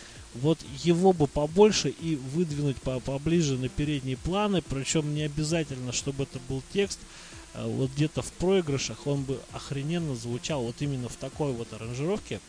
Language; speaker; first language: Russian; native; Russian